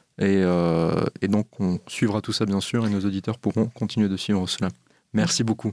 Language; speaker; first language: French; native; French